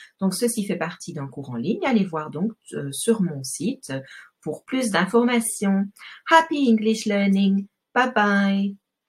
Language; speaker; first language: French; native; French